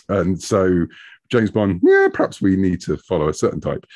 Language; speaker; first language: English; native; English